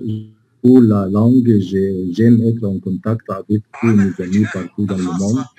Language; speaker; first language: French; non-native, fluent; Arabic